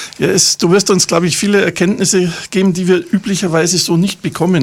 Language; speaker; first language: German; native; German